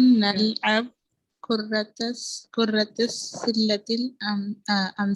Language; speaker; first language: Arabic; non-native, learner; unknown